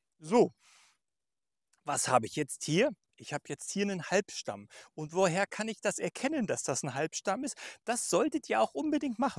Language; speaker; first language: German; native; German